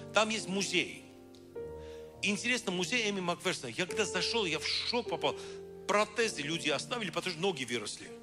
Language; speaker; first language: Russian; non-native, local second language; Armenian